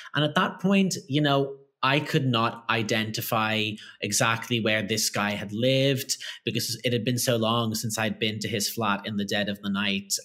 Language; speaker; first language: English; native; English